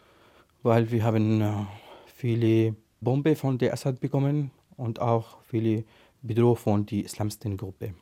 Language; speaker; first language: German; non-native, learner; Arabic